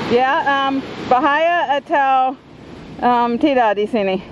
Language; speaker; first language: Indonesian; non-native, learner; English